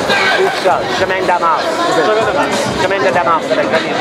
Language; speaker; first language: French; non-native, local second language; English